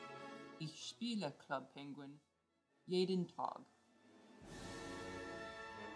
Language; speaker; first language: German; non-native, learner; English